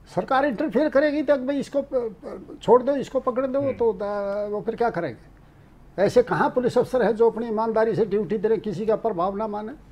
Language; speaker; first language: Hindi; native; Hindi